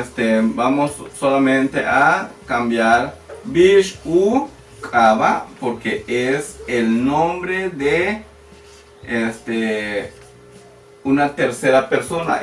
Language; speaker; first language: Spanish; non-native, local second language; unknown